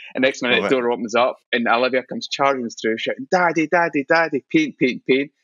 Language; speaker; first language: English; native; English